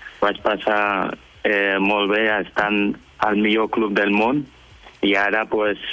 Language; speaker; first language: Catalan; early bilingual, other home language; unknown